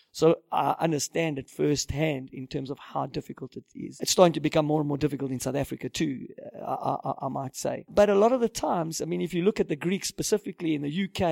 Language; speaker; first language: English; native; English